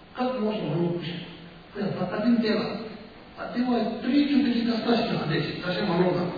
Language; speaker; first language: Russian; non-native, learner; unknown